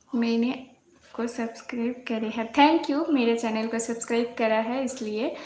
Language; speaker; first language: Hindi; non-native, local second language; Bangla